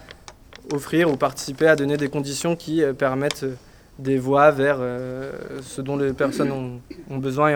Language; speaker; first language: French; native; French